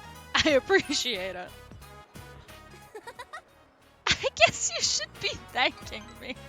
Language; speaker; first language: English; native; English